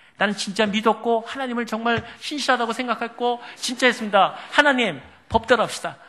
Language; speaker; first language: Korean; native; Korean